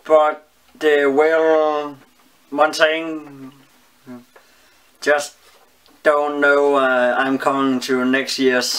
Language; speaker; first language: English; non-native, learner; Danish